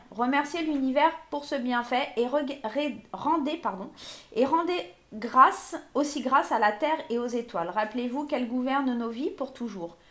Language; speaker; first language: French; native; French